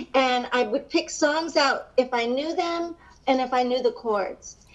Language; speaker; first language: English; early bilingual, other home language; Hungarian